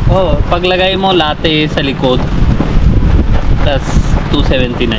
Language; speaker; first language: Filipino; non-native, learner; Hindi